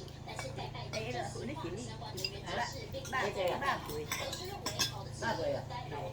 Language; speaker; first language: Chinese; native; Chinese